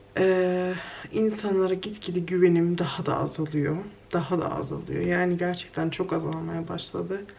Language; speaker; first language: Turkish; native; Turkish